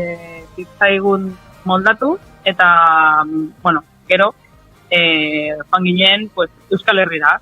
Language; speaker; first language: Basque; non-native, local second language; Spanish